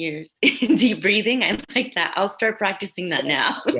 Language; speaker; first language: English; native; English